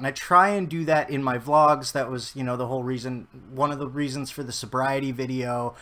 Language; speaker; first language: English; native; English